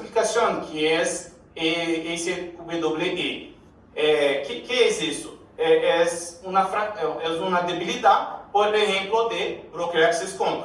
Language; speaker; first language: Spanish; non-native, learner; Portuguese